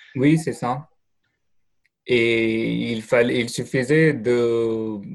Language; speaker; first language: French; non-native, fluent; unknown